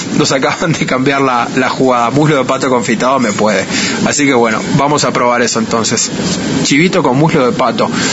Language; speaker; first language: Spanish; native; Spanish